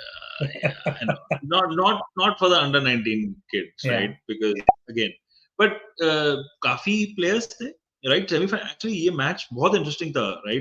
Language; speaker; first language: English; non-native, local second language; Hindi